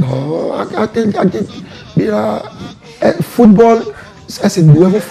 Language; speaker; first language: Spanish; non-native, learner; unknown